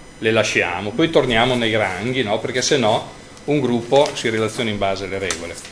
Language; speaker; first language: Italian; native; Italian